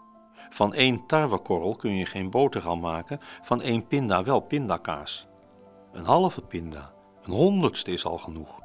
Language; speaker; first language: Dutch; native; Dutch